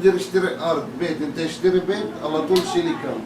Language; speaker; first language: Arabic; non-native, learner; Turkish